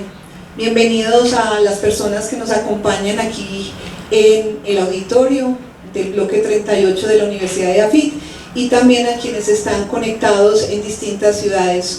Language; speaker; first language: Spanish; native; Spanish